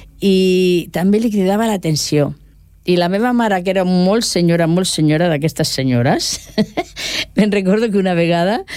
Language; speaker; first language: Catalan; non-native, local second language; Spanish